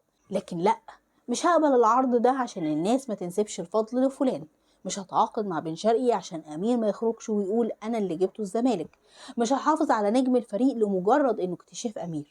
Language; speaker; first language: Arabic; native; Arabic